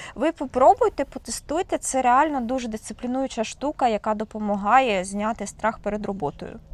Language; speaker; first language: Ukrainian; native; Ukrainian